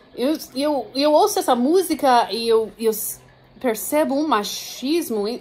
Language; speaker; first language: Portuguese; non-native, fluent; English